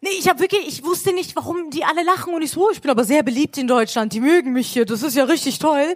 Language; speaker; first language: German; early bilingual, other home language; Persian